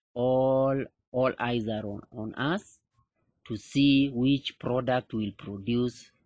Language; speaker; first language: English; non-native, local second language; Kikuyu